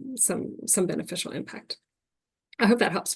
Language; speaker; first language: English; native; English